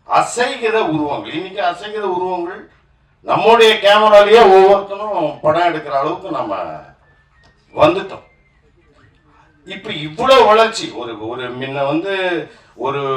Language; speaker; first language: Tamil; native; Tamil